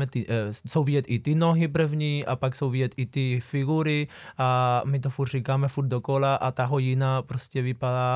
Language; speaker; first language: Czech; non-native, fluent; Spanish